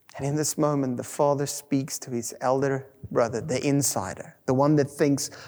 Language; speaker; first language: English; non-native, local second language; Afrikaans